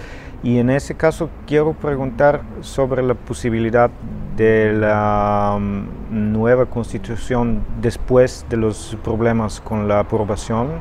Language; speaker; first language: Spanish; non-native, fluent; Bulgarian